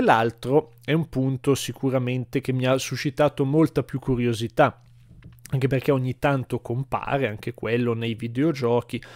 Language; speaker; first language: Italian; native; Italian